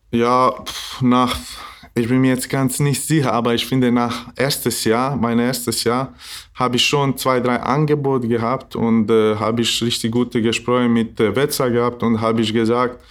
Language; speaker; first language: German; non-native, learner; Bosnian